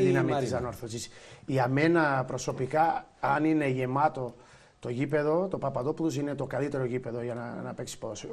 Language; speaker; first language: Greek; non-native, fluent; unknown